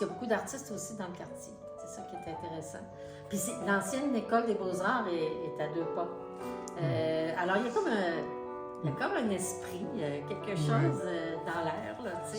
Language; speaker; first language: French; native; French